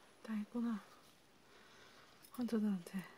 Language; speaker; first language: Korean; native; Korean